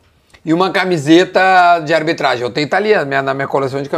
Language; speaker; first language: Portuguese; native; Portuguese